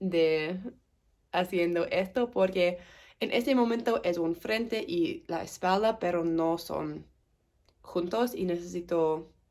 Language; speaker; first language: Spanish; non-native, learner; English